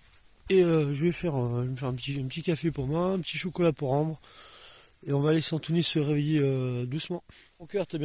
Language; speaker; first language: French; native; French